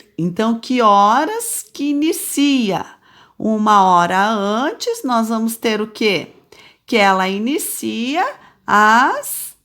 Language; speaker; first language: Portuguese; native; Portuguese